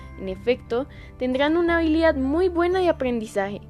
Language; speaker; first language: Spanish; native; Spanish